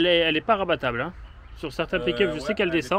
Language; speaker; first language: French; native; French